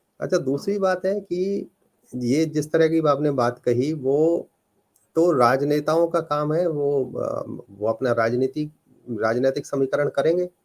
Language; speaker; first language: Hindi; native; Hindi